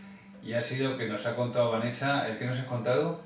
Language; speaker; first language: Spanish; native; Spanish